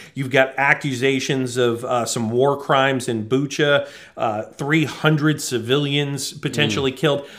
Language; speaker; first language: English; native; English